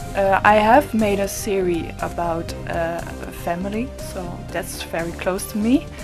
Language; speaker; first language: English; non-native, fluent; Dutch